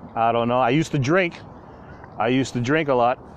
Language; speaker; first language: English; native; English